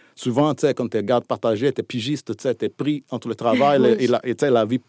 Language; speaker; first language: French; non-native, fluent; Portuguese